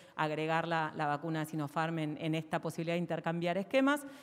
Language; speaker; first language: Spanish; native; Spanish